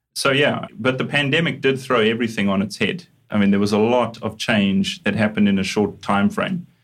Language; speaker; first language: English; native; English